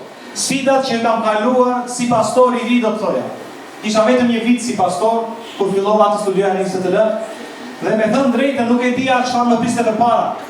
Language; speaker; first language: Albanian; native; Albanian